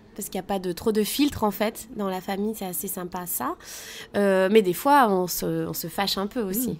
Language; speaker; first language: French; native; French